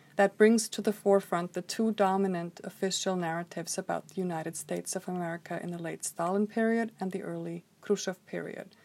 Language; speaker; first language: English; non-native, fluent; Icelandic